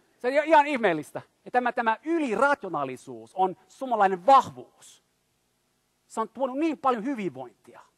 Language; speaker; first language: Finnish; non-native, fluent; French